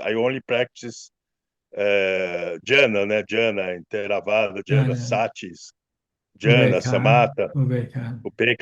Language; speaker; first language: English; non-native, learner; Portuguese